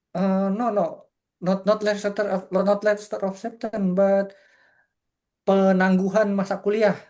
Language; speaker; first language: English; non-native, fluent; Indonesian